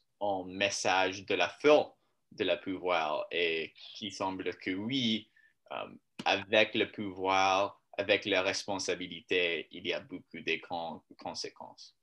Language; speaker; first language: French; non-native, learner; English